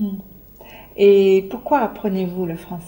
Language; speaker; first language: French; native; French